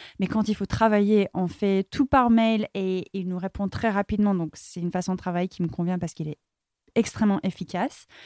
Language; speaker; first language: French; non-native, fluent; English